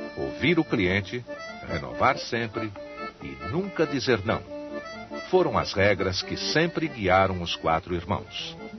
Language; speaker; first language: Portuguese; native; Portuguese